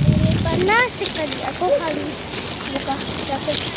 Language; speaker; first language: Indonesian; non-native, learner; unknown